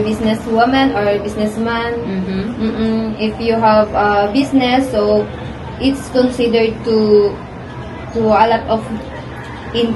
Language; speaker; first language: English; non-native, learner; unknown